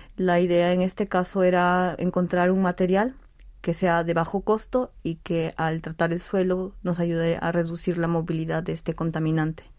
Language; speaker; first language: Spanish; native; Spanish